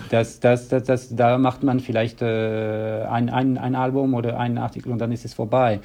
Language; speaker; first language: German; non-native, fluent; French